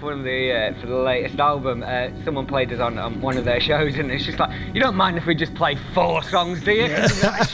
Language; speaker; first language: English; native; English